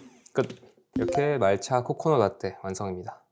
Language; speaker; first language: Korean; native; Korean